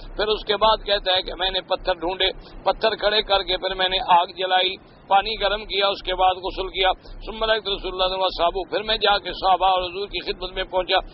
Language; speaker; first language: Urdu; native; Urdu